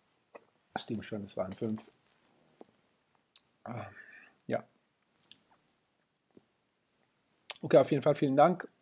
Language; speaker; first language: German; non-native, fluent; Spanish